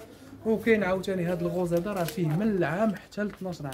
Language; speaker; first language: Arabic; native; Arabic